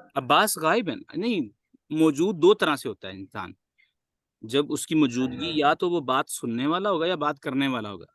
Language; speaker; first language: Urdu; native; Urdu